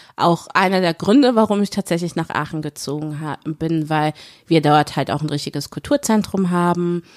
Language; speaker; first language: German; early bilingual, other home language; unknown